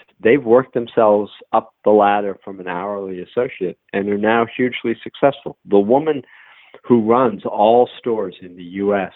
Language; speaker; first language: English; native; English